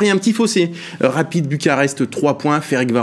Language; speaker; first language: French; native; French